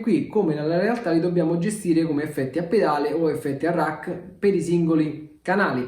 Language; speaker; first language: Italian; native; Italian